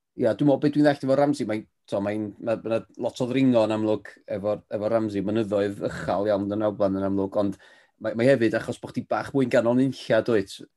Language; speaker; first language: Welsh; native; Welsh